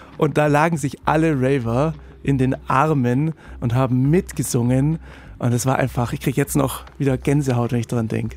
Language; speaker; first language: German; native; German